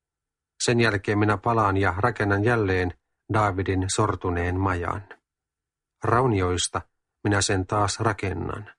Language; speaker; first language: Finnish; native; Finnish